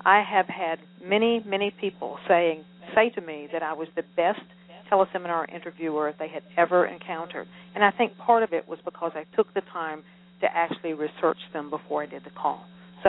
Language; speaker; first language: English; native; English